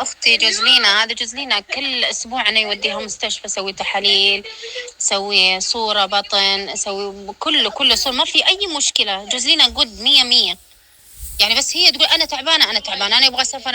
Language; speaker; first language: Arabic; non-native, learner; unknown